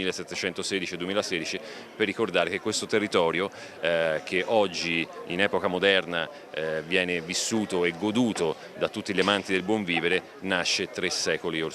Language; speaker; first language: Italian; native; Italian